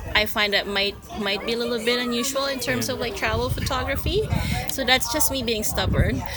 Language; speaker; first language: English; non-native, local second language; Filipino